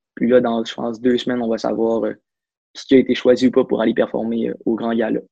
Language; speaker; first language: French; native; French